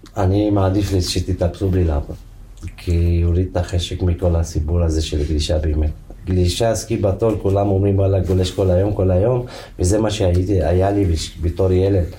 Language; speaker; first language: Hebrew; non-native, local second language; Arabic